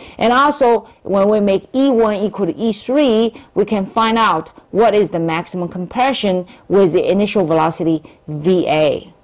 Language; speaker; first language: English; non-native, fluent; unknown